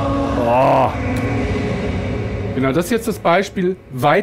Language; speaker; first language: German; native; German